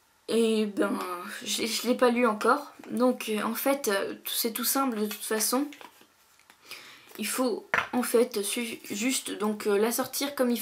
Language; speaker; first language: French; native; French